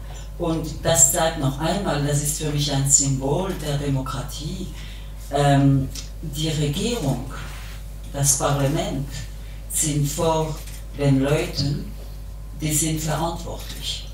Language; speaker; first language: German; non-native, local second language; French